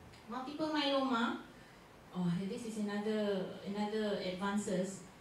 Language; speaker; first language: English; non-native, local second language; Malay